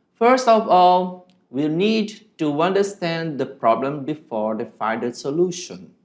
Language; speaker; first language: English; non-native, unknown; Portuguese